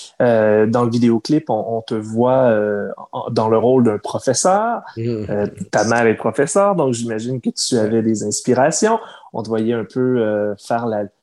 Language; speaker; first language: French; native; French